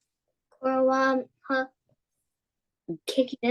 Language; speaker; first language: Japanese; non-native, learner; English